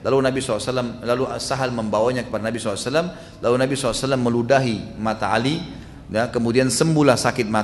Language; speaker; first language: Indonesian; native; Indonesian